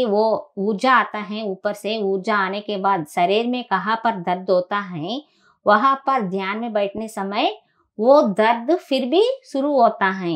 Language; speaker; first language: Hindi; non-native, local second language; Telugu